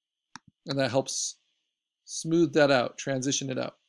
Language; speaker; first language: English; native; English